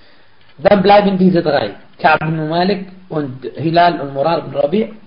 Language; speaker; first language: German; non-native, fluent; Arabic